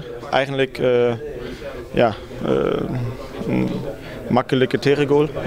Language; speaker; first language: Dutch; non-native, fluent; German